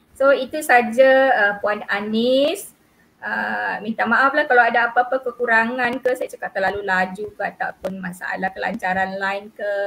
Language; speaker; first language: Malay; native; Malay